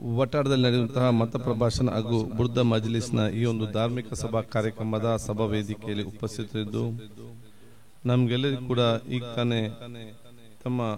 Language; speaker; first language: Kannada; non-native, local second language; Badaga